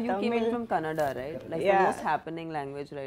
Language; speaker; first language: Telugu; non-native, fluent; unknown